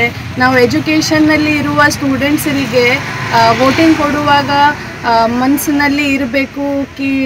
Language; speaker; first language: Kannada; non-native, local second language; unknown